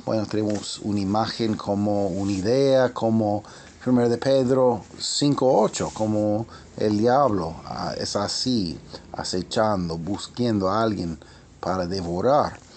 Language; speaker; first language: Spanish; non-native, fluent; English